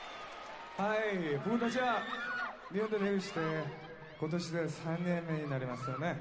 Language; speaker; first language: Japanese; non-native, fluent; Korean